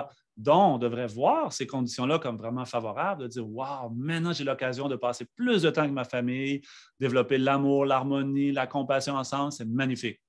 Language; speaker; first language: French; native; French